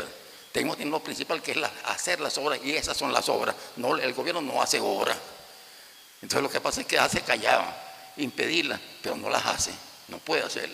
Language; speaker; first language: Spanish; native; Spanish